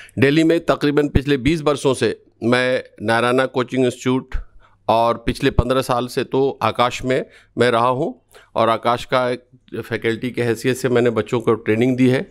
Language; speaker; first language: Hindi; native; Hindi